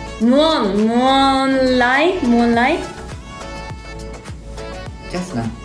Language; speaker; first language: English; non-native, learner; Korean